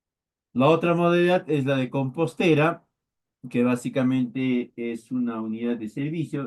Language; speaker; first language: Spanish; native; Spanish